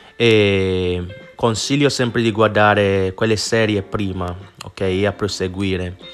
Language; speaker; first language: Italian; non-native, fluent; English